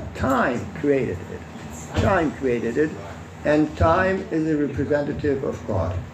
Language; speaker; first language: English; non-native, fluent; German